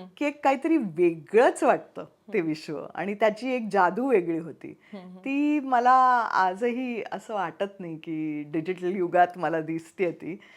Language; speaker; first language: Marathi; native; Marathi